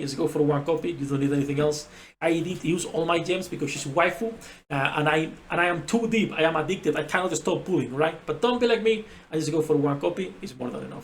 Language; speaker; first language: English; non-native, fluent; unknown